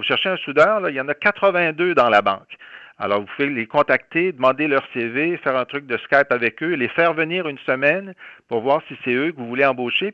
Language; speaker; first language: French; native; French